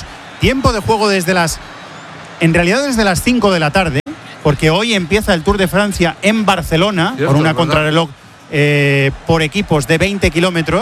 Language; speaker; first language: Spanish; native; Spanish